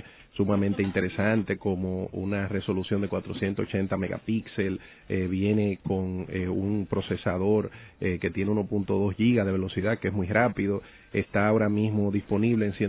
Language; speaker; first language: Spanish; native; Spanish